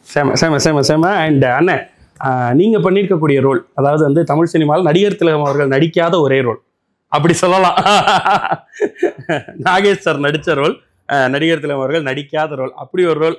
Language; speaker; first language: Tamil; native; Tamil